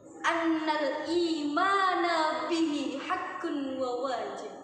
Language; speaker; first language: Arabic; non-native, fluent; Indonesian